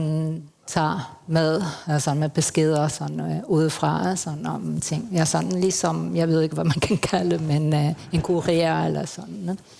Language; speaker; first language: Danish; non-native, fluent; Spanish